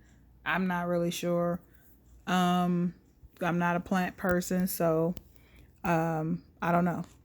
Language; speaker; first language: English; native; English